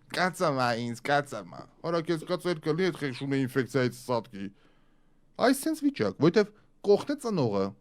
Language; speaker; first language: Armenian; early bilingual, other home language; Russian